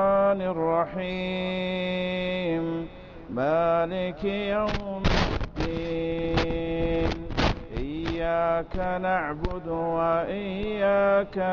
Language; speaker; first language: Arabic; native; Arabic